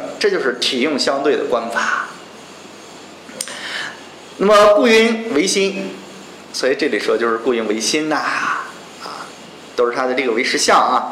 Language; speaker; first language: Chinese; native; Chinese